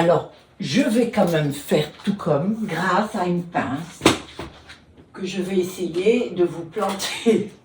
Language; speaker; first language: French; native; French